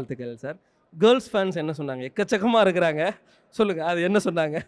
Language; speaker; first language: Tamil; native; Tamil